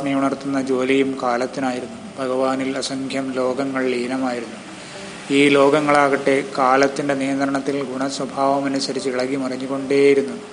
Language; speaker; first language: Malayalam; native; Malayalam